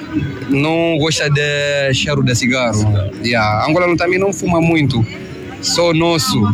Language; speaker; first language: Portuguese; non-native, learner; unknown